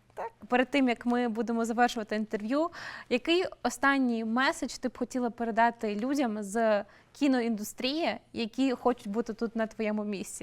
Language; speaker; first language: Ukrainian; native; Ukrainian